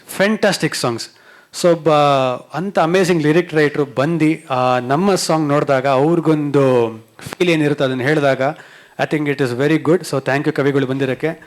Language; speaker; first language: Kannada; native; Kannada